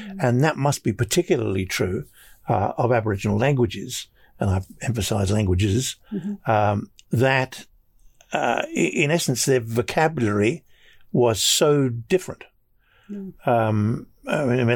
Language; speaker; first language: English; native; English